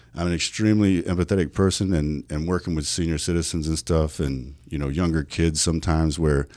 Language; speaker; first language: English; native; English